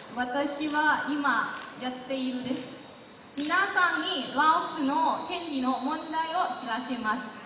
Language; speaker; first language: Japanese; non-native, learner; Lao